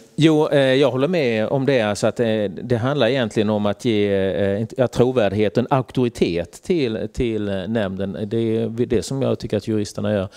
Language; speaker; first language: Swedish; native; Swedish